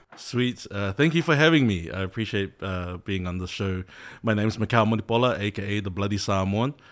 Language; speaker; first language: English; native; English